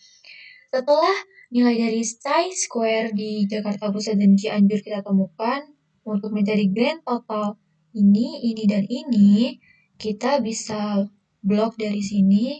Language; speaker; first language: Indonesian; native; Indonesian